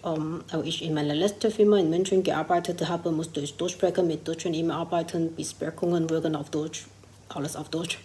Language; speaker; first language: German; non-native, fluent; Thai